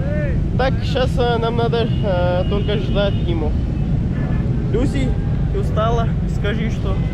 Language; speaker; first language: Russian; non-native, learner; Pashto